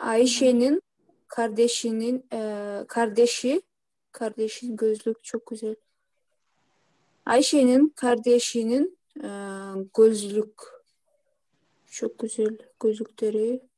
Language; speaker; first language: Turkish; non-native, learner; Kyrgyz